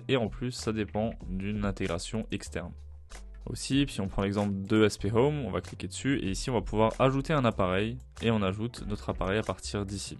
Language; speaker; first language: French; native; French